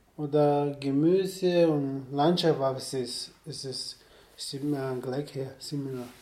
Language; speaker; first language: German; non-native, learner; Sherpa